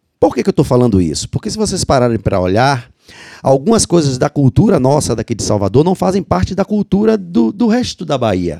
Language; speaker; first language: Portuguese; native; Portuguese